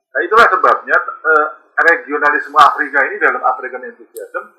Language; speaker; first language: Indonesian; native; Indonesian